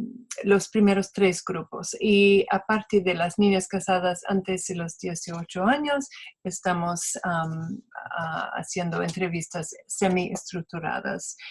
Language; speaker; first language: Spanish; non-native, fluent; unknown